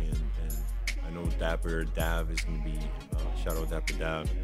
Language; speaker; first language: English; early bilingual, other home language; Spanish